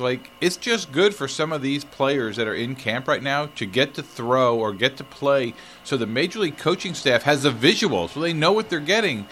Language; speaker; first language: English; native; English